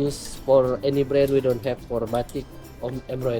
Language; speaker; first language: English; non-native, learner; Indonesian